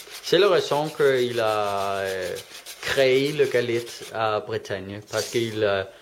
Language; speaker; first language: French; non-native, learner; Danish